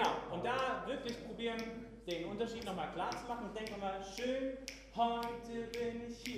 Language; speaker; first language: German; native; German